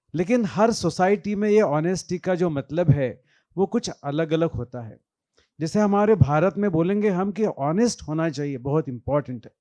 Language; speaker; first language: Hindi; non-native, local second language; Marathi